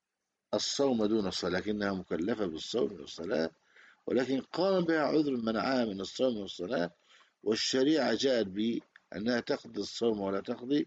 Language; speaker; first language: Arabic; native; Arabic